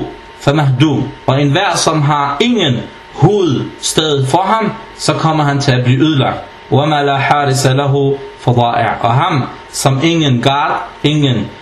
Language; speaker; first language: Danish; early bilingual, other home language; Arabic